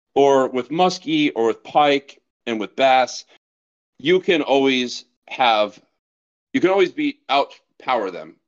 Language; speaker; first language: English; native; English